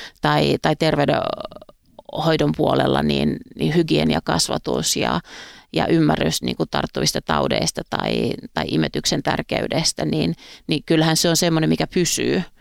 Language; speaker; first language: Finnish; native; Finnish